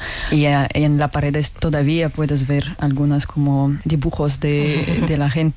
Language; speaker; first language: Spanish; non-native, learner; Russian